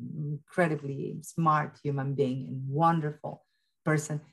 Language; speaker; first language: English; early bilingual, other home language; Spanish